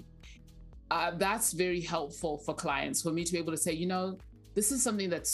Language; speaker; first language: English; non-native, local second language; Shona